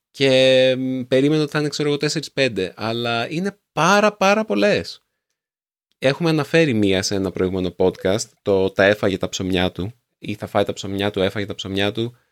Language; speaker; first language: Greek; native; Greek